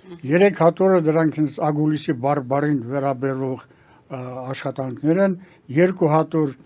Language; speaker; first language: Armenian; native; Armenian